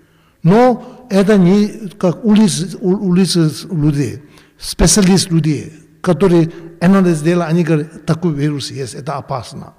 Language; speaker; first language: Russian; non-native, learner; Tibetan